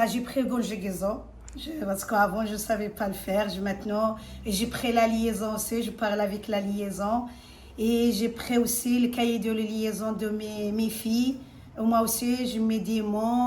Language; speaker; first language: French; non-native, learner; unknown